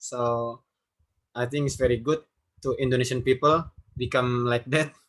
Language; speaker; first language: English; non-native, learner; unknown